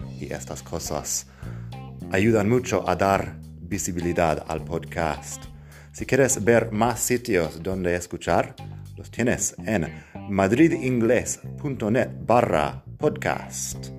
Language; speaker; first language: Spanish; non-native, fluent; English